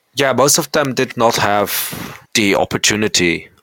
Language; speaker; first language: English; early bilingual, heritage; Dutch